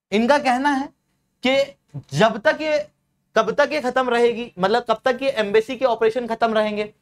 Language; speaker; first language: Hindi; native; Hindi